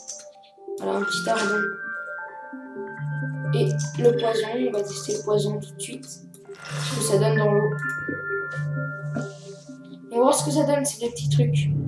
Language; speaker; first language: French; native; French